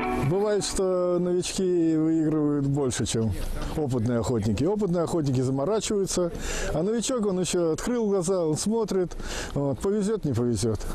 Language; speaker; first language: Russian; native; Russian